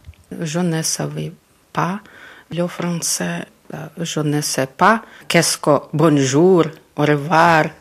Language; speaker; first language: French; non-native, learner; Russian